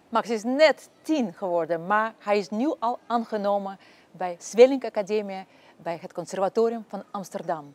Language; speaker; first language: Dutch; non-native, fluent; Russian